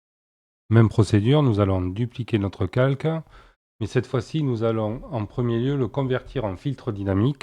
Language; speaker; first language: French; native; French